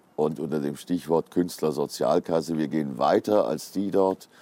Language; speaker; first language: German; native; German